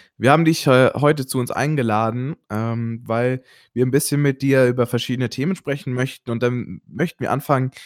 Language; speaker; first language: German; native; German